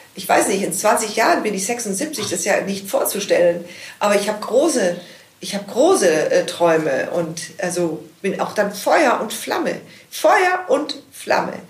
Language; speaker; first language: German; native; German